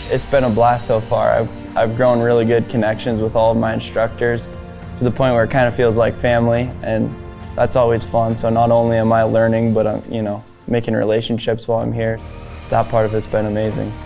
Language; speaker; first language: English; native; English